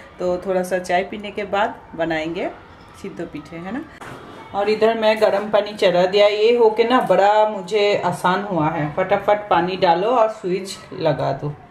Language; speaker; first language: Hindi; non-native, local second language; Bangla